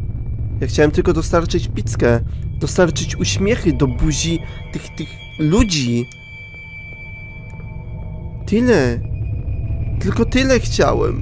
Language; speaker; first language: Polish; native; Polish